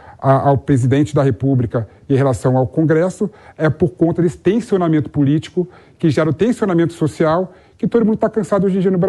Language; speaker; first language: Portuguese; native; Portuguese